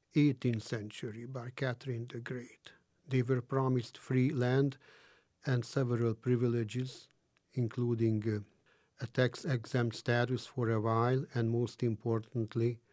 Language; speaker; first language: English; non-native, fluent; Hungarian